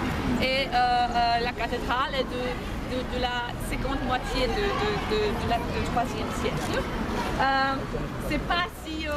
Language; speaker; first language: French; non-native, learner; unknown